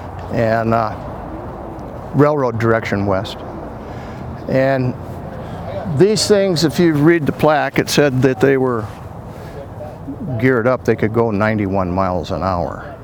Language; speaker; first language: English; native; English